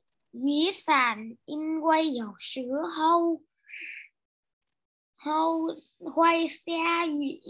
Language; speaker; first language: Chinese; non-native, learner; Vietnamese